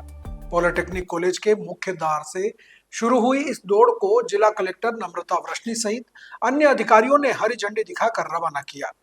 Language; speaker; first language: Hindi; native; Hindi